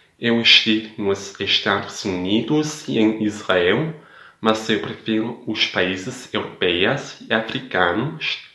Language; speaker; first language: Portuguese; non-native, learner; Danish